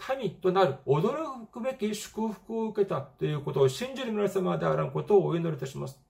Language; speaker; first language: Japanese; non-native, fluent; Korean